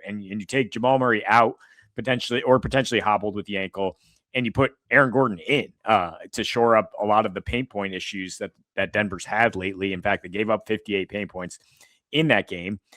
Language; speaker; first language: English; native; English